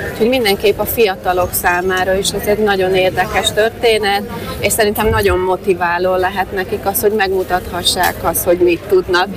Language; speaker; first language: Hungarian; native; Hungarian